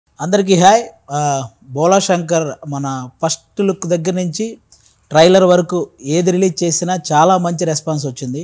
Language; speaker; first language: Telugu; native; Telugu